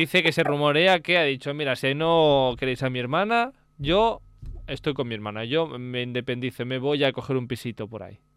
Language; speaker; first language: Spanish; native; Spanish